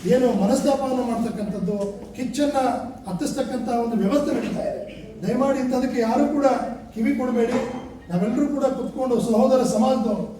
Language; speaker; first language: Kannada; non-native, local second language; Lambadi